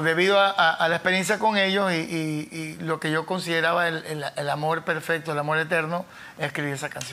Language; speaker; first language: Spanish; native; Spanish